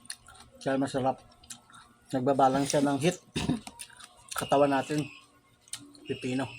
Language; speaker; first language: Filipino; native; Filipino